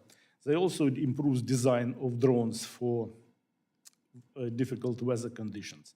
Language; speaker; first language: English; non-native, fluent; Ukrainian